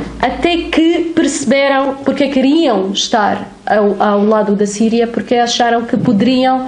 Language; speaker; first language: Portuguese; non-native, fluent; Arabic